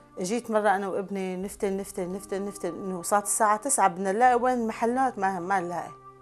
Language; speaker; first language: Arabic; native; Arabic